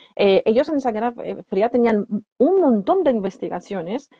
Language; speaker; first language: Spanish; non-native, fluent; Polish